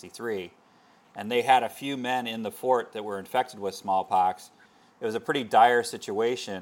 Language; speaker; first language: English; native; English